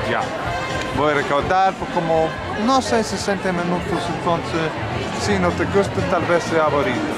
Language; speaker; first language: Spanish; non-native, learner; English